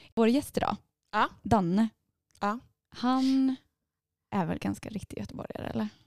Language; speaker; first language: Swedish; native; Swedish